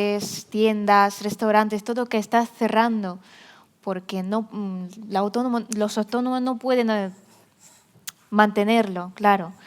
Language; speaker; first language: Spanish; non-native, fluent; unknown